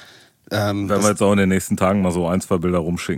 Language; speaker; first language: German; native; German